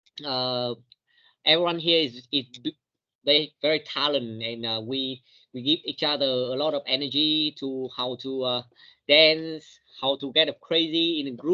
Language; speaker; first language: English; non-native, learner; Vietnamese